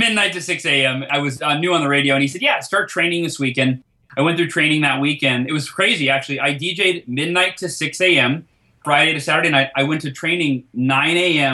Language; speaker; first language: English; native; English